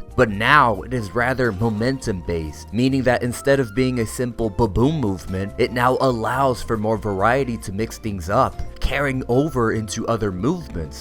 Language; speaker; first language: English; native; English